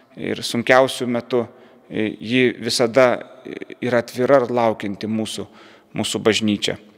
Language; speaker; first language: Lithuanian; native; Lithuanian